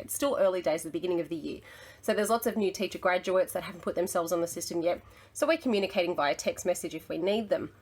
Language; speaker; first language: English; native; English